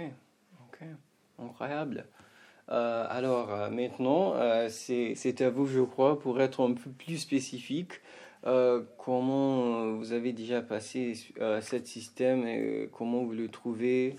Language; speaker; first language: French; non-native, fluent; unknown